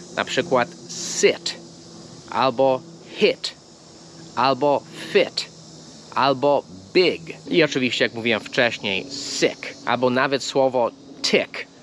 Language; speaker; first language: Polish; non-native, fluent; English